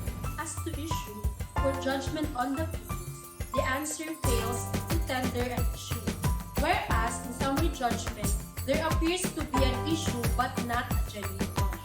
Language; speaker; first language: English; non-native, local second language; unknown